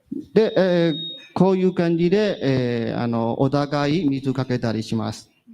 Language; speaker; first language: Japanese; non-native, learner; Burmese